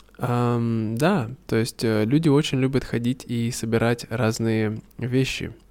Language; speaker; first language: Russian; native; Russian